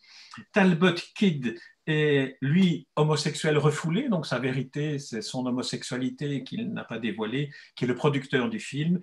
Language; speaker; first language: French; native; French